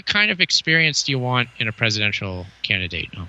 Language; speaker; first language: English; native; English